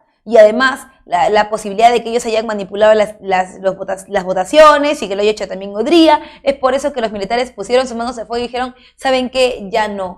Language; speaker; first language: Spanish; native; Spanish